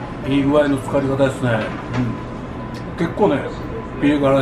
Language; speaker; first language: Japanese; native; Japanese